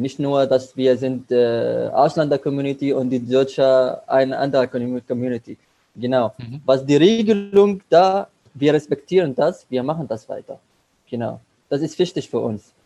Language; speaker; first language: German; non-native, learner; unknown